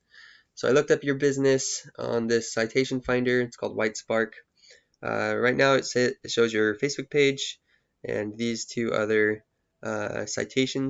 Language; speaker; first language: English; native; English